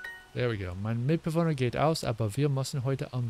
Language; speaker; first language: German; non-native, learner; English